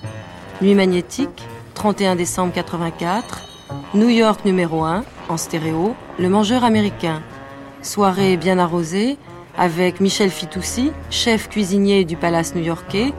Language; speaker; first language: French; native; French